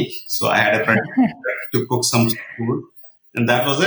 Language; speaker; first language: English; non-native, local second language; Kashmiri